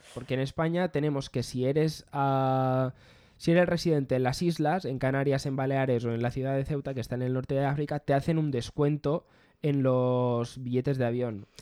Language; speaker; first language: Spanish; native; Spanish